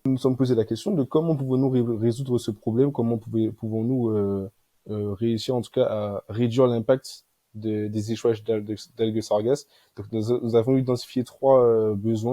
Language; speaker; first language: French; native; French